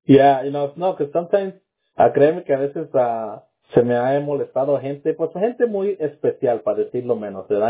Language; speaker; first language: Spanish; early bilingual, heritage; Spanish